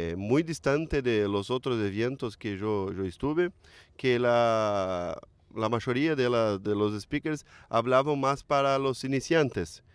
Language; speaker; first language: Spanish; non-native, learner; Portuguese